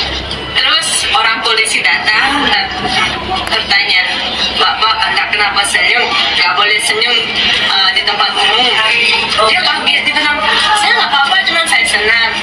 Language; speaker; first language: Indonesian; non-native, fluent; Russian